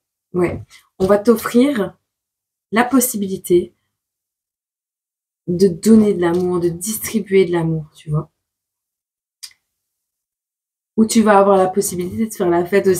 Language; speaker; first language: French; native; French